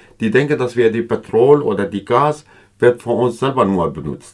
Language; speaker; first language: German; non-native, learner; Kurdish